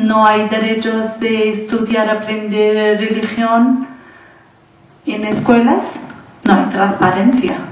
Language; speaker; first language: Spanish; non-native, learner; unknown